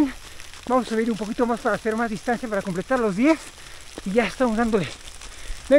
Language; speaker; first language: Spanish; native; Spanish